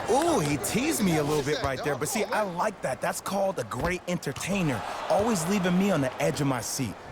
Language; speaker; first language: English; native; English